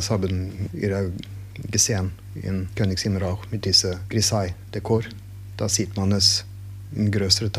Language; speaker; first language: German; non-native, learner; Norwegian